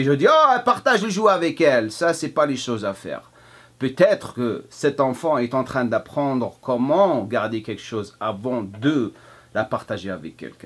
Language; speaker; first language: French; non-native, fluent; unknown